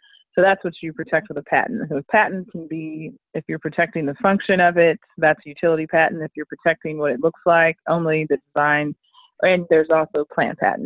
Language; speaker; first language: English; native; English